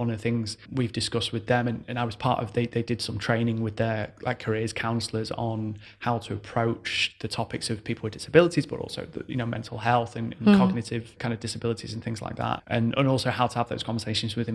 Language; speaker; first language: English; native; English